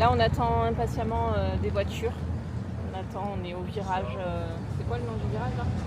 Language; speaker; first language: French; native; French